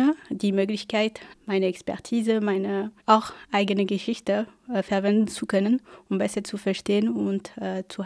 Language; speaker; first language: German; non-native, fluent; French